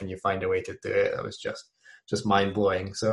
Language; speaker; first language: English; native; English